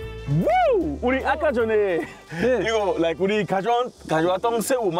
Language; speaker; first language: Korean; non-native, fluent; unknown